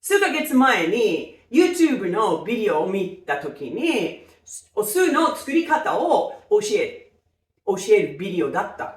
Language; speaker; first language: Japanese; non-native, fluent; English